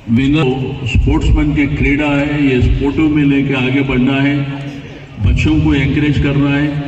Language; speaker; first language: Hindi; non-native, local second language; Telugu